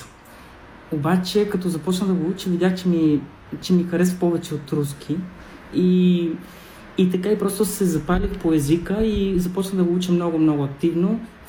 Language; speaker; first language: Bulgarian; non-native, fluent; Spanish